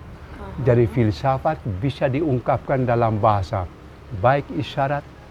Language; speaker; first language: Indonesian; non-native, local second language; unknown